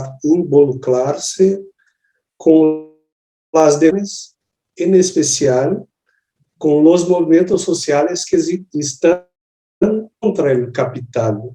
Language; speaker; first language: Spanish; non-native, learner; Portuguese